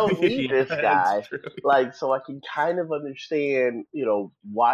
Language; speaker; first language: English; native; English